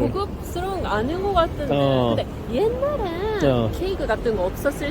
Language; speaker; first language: Korean; non-native, fluent; Japanese